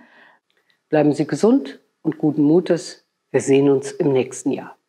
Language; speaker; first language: German; native; German